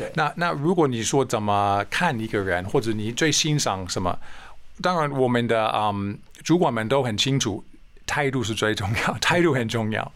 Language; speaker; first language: Chinese; non-native, fluent; English